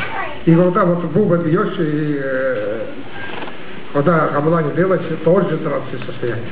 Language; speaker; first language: Russian; non-native, local second language; Tuvinian